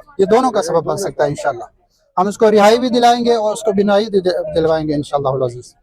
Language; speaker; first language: Urdu; non-native, local second language; Khowar